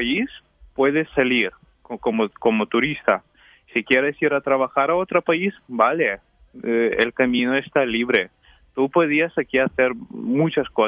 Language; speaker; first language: Spanish; non-native, fluent; Ukrainian